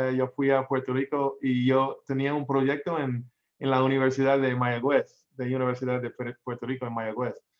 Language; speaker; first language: Spanish; non-native, fluent; English